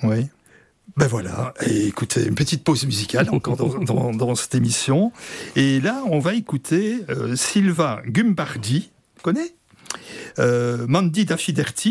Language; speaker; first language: French; native; French